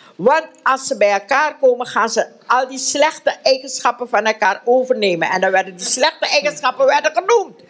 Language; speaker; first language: Dutch; native; Dutch